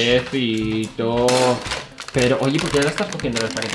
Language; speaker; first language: Spanish; native; Spanish